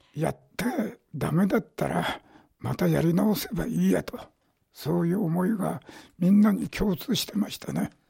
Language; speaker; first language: Japanese; native; Japanese